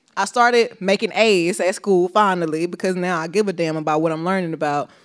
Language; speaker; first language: English; native; English